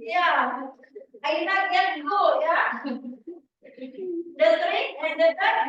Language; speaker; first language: English; non-native, learner; Indonesian